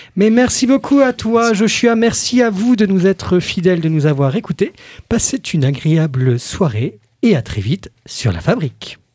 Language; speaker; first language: French; native; French